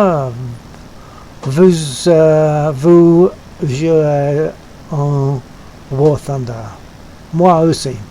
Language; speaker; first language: French; non-native, learner; English